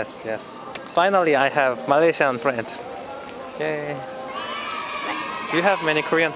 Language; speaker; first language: English; non-native, learner; Korean